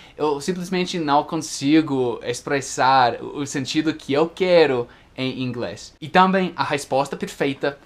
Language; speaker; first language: Portuguese; non-native, fluent; English